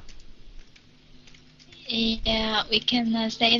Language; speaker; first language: English; non-native, learner; Vietnamese